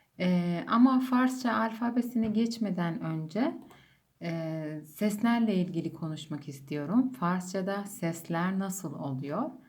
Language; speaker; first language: Turkish; non-native, fluent; Persian